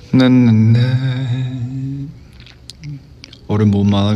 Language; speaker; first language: Korean; non-native, fluent; Chinese